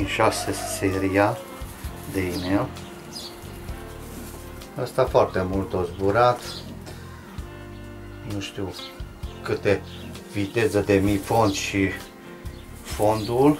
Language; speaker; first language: Romanian; non-native, local second language; Hungarian